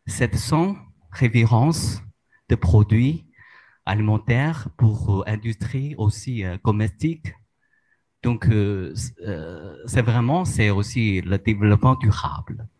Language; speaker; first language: French; non-native, learner; Chinese